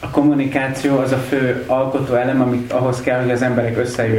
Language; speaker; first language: Hungarian; native; Hungarian